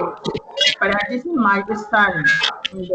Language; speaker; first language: English; non-native, learner; Spanish